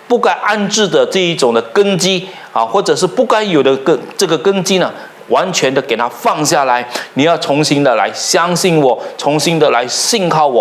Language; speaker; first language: Chinese; native; Chinese